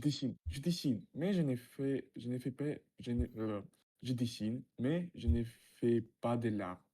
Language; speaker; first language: French; non-native, learner; Russian